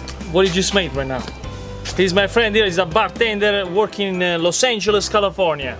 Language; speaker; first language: English; non-native, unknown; Italian